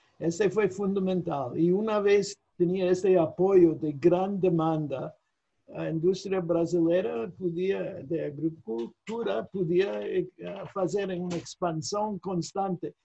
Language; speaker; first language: Portuguese; non-native, fluent; English